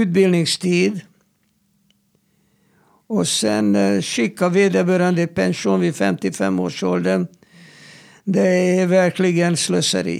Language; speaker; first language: Swedish; non-native, fluent; Hungarian